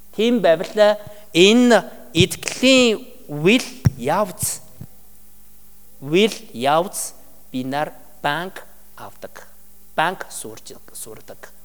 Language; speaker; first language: Mongolian; non-native, learner; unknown